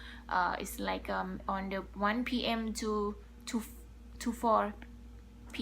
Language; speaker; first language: English; non-native, learner; Thai